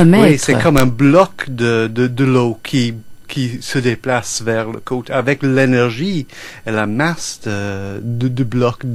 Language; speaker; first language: French; non-native, fluent; English